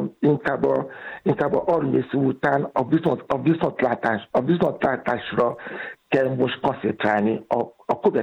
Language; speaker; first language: Hungarian; non-native, fluent; Yoruba